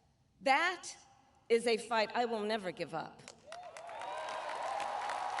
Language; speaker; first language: English; native; English